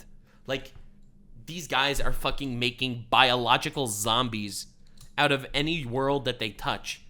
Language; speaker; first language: English; native; English